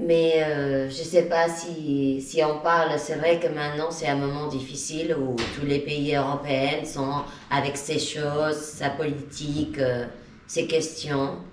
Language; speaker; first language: French; non-native, fluent; Spanish